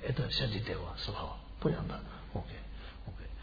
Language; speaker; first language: Russian; non-native, learner; Tibetan